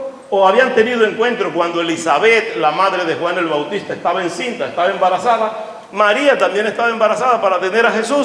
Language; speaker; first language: Spanish; native; Spanish